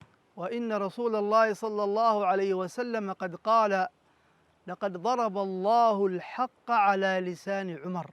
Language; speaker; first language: Arabic; native; Arabic